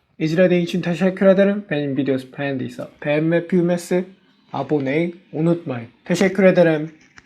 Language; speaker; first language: Turkish; non-native, learner; Korean